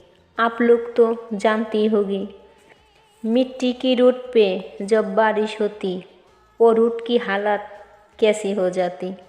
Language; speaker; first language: Hindi; non-native, local second language; Bangla